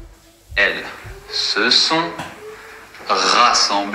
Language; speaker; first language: French; native; French